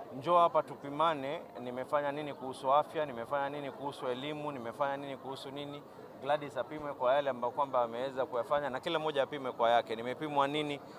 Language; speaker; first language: Swahili; native; Swahili